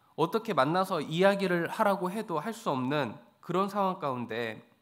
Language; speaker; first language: Korean; native; Korean